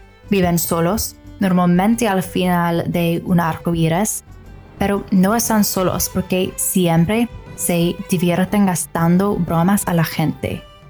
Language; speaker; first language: Spanish; non-native, fluent; English